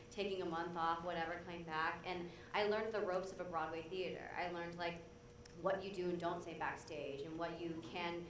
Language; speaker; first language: English; native; English